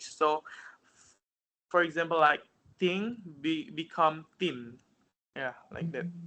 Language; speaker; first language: English; non-native, fluent; Indonesian